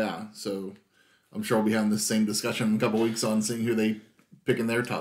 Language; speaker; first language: English; native; English